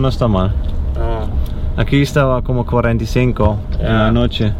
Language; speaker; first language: Spanish; non-native, learner; English